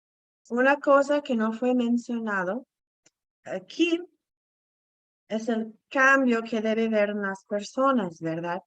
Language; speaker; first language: Spanish; non-native, fluent; English